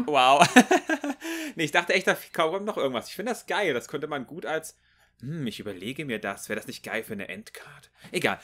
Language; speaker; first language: German; native; German